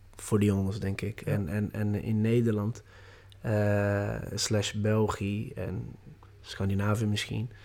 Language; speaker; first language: Dutch; non-native, fluent; Portuguese